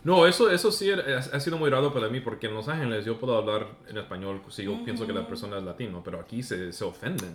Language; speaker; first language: Spanish; early bilingual, other home language; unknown